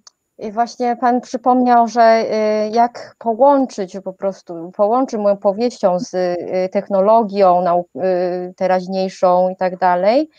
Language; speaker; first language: Polish; non-native, fluent; Chinese